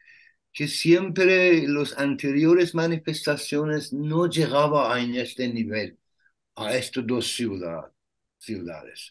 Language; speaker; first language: Spanish; non-native, learner; Persian